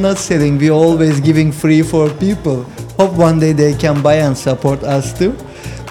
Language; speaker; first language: English; non-native, fluent; Turkish